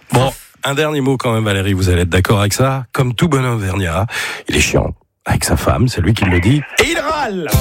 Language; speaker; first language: French; native; French